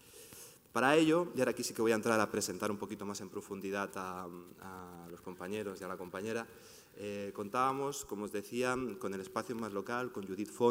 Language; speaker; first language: Spanish; native; Spanish